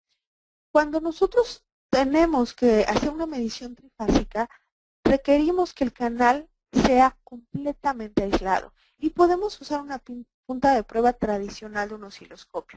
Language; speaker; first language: Spanish; native; Spanish